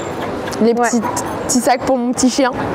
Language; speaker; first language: French; native; French